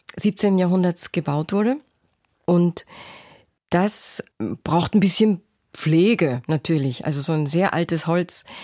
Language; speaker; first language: German; native; German